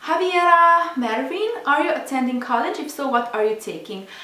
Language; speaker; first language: English; non-native, fluent; Hungarian